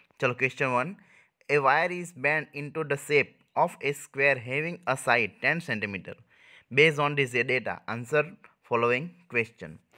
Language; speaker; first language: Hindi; non-native, local second language; Gujarati